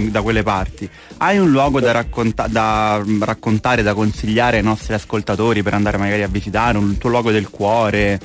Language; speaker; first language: Italian; native; Italian